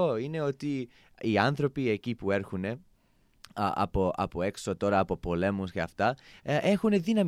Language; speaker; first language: Greek; non-native, fluent; English